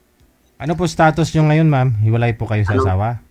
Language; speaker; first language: Filipino; native; Filipino